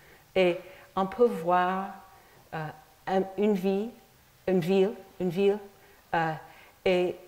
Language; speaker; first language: French; non-native, fluent; English